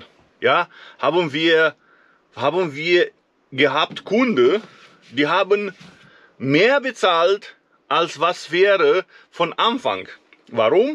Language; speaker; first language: German; non-native, fluent; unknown